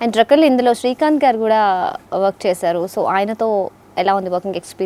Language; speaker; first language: Telugu; native; Telugu